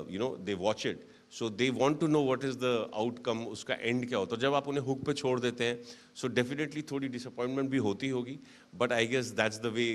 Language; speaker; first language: Hindi; native; Hindi